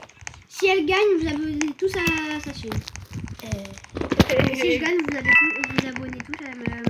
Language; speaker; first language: French; native; French